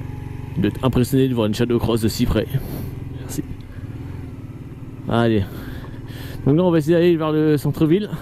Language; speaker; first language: French; native; French